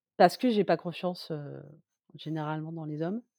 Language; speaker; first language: French; native; French